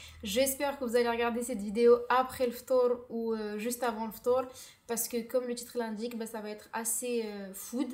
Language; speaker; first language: French; native; French